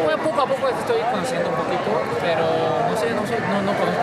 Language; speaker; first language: Spanish; non-native, learner; Korean